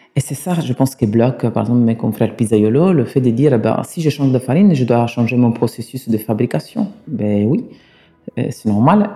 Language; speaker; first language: French; non-native, fluent; Italian